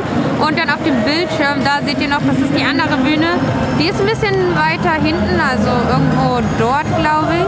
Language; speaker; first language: German; native; German